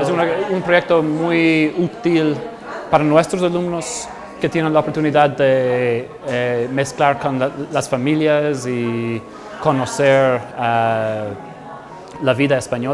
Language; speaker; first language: Spanish; non-native, fluent; English